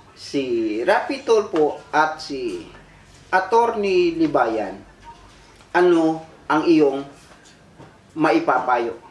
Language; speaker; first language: Filipino; native; Filipino